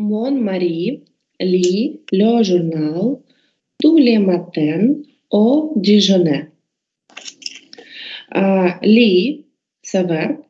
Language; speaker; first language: French; non-native, learner; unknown